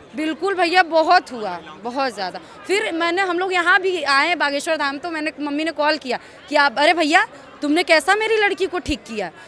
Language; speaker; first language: Hindi; native; Hindi